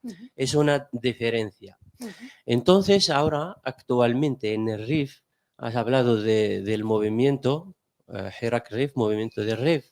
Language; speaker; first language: Spanish; non-native, fluent; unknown